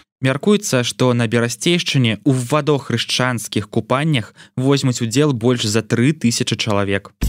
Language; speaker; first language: Belarusian; native; Belarusian